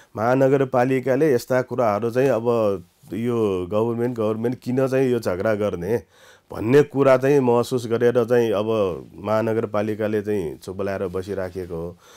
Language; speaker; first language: Nepali; non-native, local second language; Newari